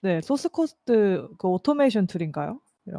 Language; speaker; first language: Korean; native; Korean